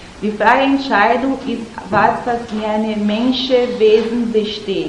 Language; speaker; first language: German; non-native, learner; Portuguese